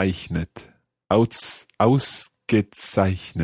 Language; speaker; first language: German; non-native, learner; English